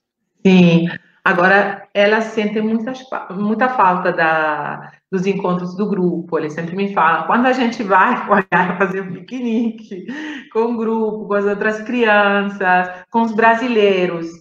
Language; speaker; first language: Portuguese; non-native, fluent; Italian